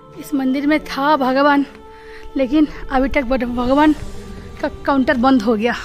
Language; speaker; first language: Hindi; non-native, local second language; Bangla